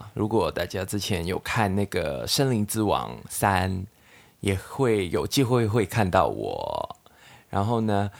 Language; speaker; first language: Chinese; non-native, local second language; Cantonese